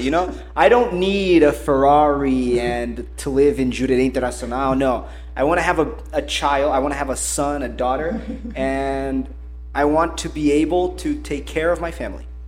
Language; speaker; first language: English; native; English